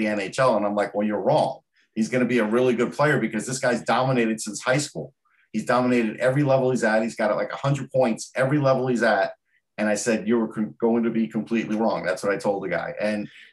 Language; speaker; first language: English; native; English